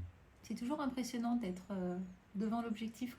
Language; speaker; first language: French; native; French